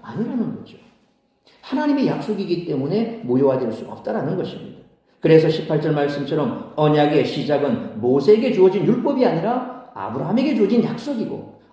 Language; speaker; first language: Korean; native; Korean